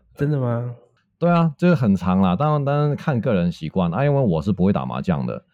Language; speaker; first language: Chinese; non-native, local second language; Cantonese